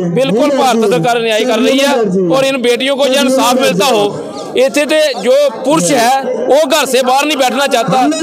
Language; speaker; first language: Hindi; native; Hindi